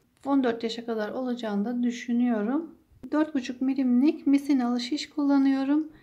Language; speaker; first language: Turkish; native; Turkish